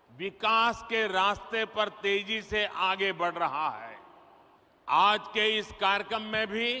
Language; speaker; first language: Hindi; non-native, local second language; Gujarati